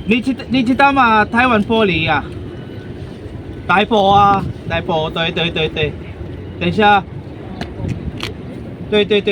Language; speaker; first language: Chinese; non-native, learner; Filipino